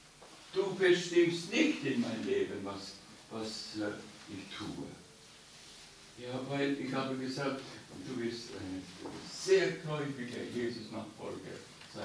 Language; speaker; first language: German; non-native, learner; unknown